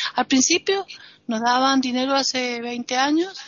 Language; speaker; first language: Spanish; native; Spanish